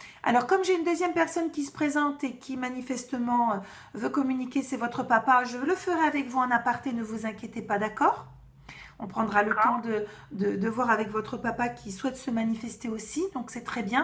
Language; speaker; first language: French; native; French